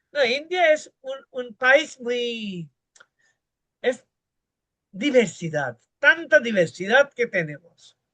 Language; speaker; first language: Spanish; non-native, fluent; Bangla